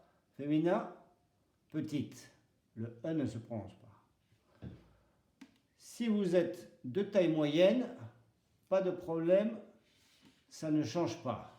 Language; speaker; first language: French; non-native, fluent; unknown